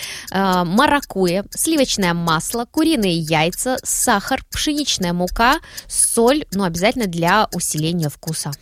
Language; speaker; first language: Russian; native; Russian